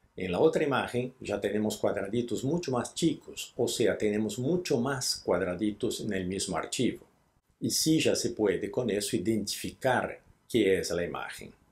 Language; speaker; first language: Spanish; non-native, fluent; Portuguese